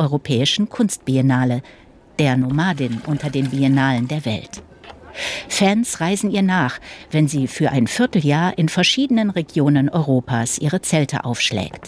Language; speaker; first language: German; native; German